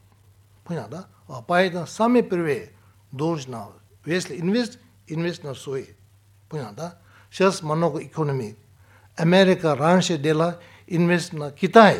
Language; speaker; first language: Russian; non-native, learner; Tibetan